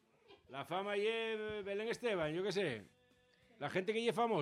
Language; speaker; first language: Spanish; native; Spanish